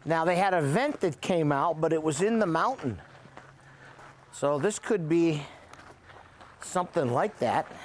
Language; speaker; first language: English; native; English